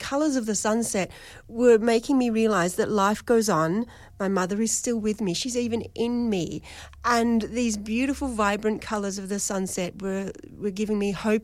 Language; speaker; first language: English; native; English